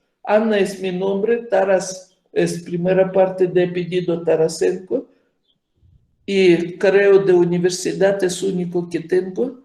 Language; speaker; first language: Spanish; non-native, fluent; Ukrainian